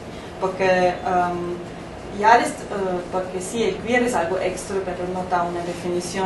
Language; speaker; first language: Spanish; non-native, fluent; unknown